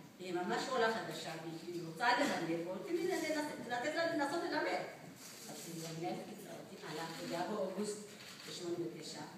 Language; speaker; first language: Hebrew; non-native, fluent; Amharic